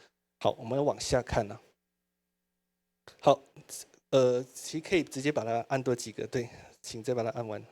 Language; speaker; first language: Chinese; native; Chinese